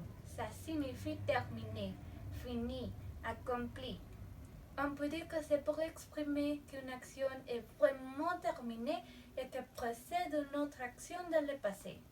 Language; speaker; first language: French; non-native, learner; Spanish